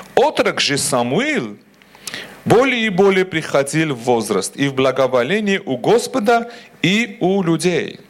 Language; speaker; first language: Russian; non-native, local second language; Armenian